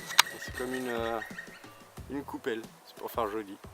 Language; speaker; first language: French; native; French